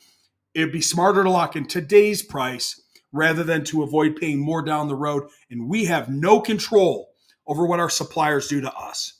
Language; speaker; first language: English; native; English